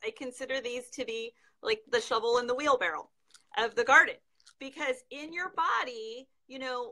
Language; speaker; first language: English; native; English